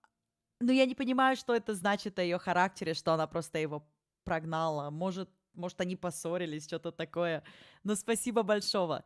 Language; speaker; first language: Russian; early bilingual, heritage; Russian